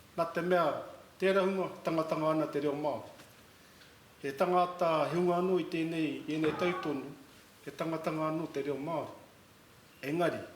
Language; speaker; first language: Māori; native; Māori